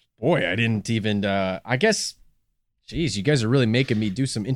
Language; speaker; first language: English; native; English